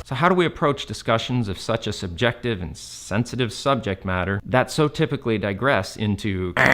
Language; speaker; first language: English; native; English